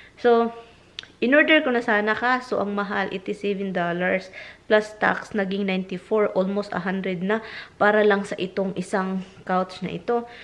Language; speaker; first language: Filipino; non-native, local second language; Cebuano